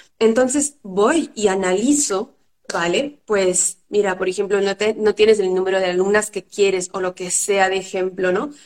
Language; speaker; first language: Spanish; non-native, fluent; French